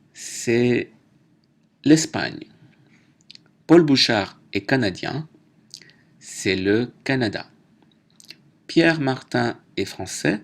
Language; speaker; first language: French; native; French